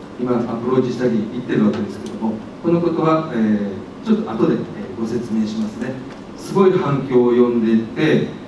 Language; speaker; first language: Japanese; native; Japanese